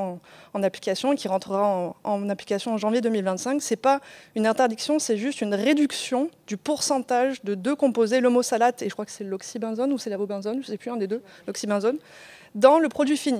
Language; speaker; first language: French; native; French